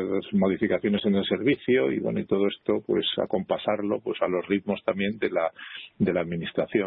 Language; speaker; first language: Spanish; native; Spanish